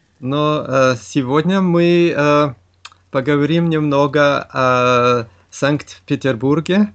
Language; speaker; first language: Russian; non-native, learner; German